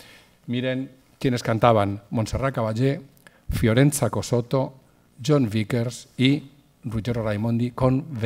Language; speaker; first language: Spanish; native; Spanish